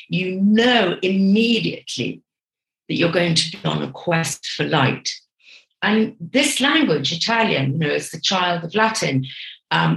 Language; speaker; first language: English; native; English